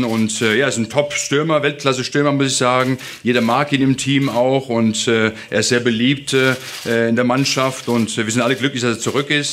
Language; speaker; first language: German; native; German